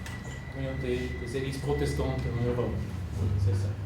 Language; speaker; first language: French; non-native, fluent; German